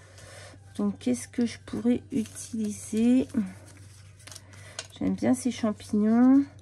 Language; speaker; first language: French; native; French